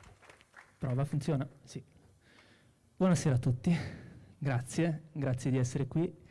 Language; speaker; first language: Italian; native; Italian